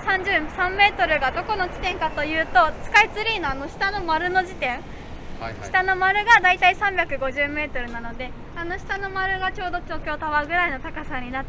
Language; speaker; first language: Japanese; native; Japanese